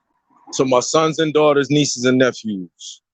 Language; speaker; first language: English; native; English